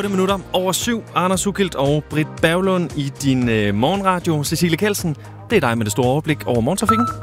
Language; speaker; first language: Danish; native; Danish